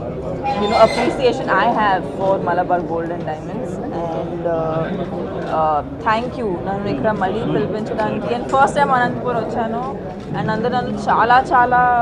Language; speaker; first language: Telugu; non-native, fluent; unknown